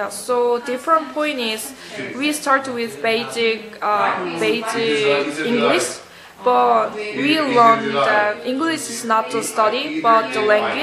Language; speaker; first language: English; non-native, learner; Korean